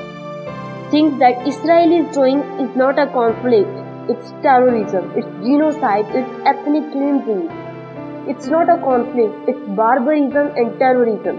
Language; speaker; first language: English; non-native, local second language; Urdu